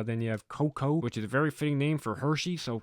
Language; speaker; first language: English; native; English